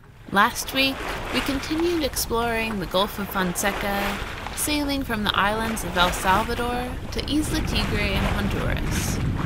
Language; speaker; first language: English; native; English